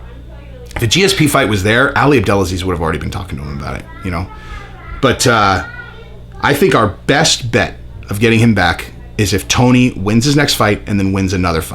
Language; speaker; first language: English; native; English